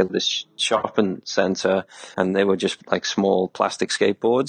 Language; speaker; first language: English; native; English